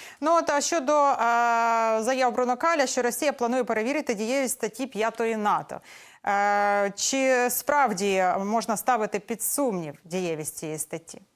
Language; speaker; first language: Ukrainian; native; Ukrainian